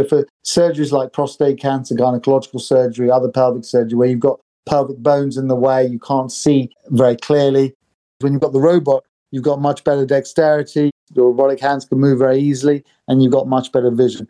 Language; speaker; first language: English; native; English